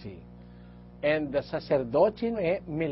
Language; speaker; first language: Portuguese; non-native, learner; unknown